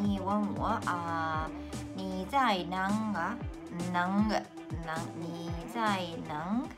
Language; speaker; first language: Chinese; non-native, learner; Japanese